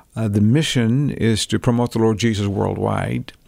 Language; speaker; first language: English; non-native, local second language; Tamil